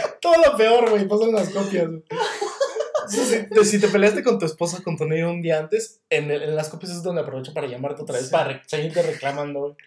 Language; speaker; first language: Spanish; native; Spanish